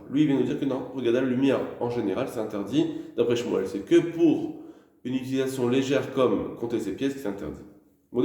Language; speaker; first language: French; native; French